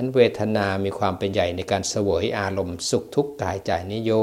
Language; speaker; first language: Thai; native; Thai